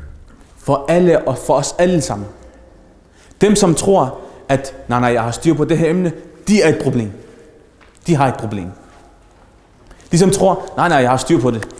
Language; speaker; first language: Danish; early bilingual, other home language; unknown